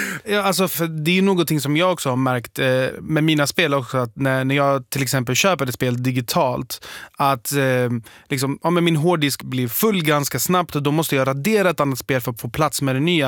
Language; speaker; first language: Swedish; native; Swedish